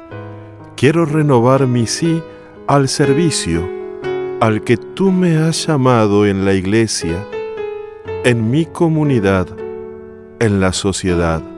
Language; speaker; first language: Spanish; native; Spanish